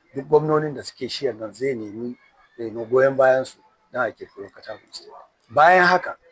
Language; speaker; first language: Hausa; native; Hausa